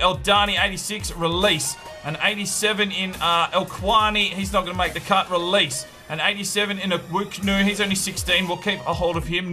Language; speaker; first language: English; native; English